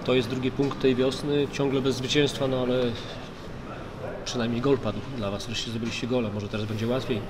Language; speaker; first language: Polish; native; Polish